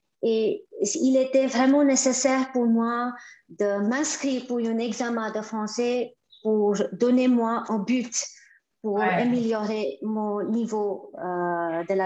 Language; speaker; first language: French; non-native, fluent; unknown